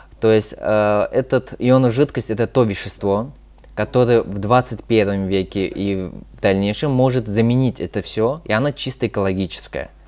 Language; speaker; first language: Russian; early bilingual, other home language; Azerbaijani